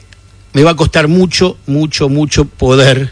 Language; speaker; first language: Spanish; native; Spanish